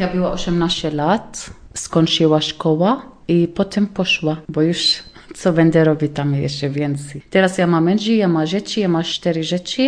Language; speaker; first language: Polish; early bilingual, heritage; Arabic